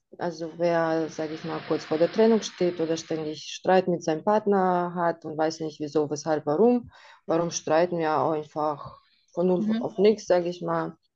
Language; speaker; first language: German; non-native, fluent; Russian